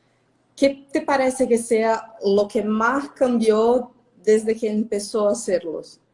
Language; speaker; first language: Spanish; non-native, fluent; Portuguese